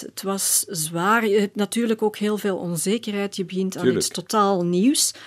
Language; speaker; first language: Dutch; native; Dutch